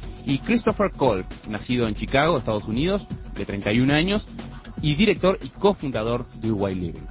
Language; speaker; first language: Spanish; native; Spanish